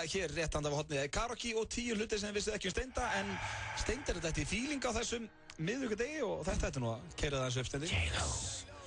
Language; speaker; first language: Icelandic; native; Icelandic